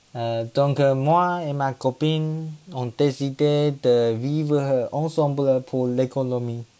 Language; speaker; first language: French; non-native, learner; Chinese